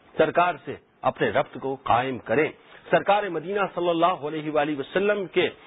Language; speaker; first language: Urdu; native; Urdu